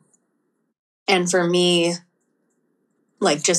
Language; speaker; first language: English; native; English